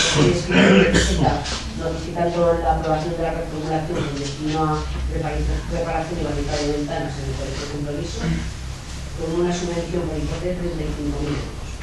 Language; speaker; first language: Spanish; native; Spanish